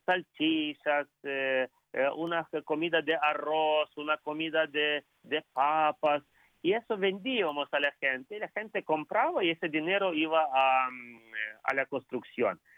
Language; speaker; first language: Spanish; non-native, fluent; Ukrainian